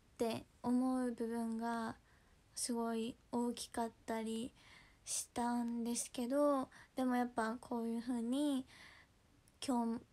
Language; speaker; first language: Japanese; native; Japanese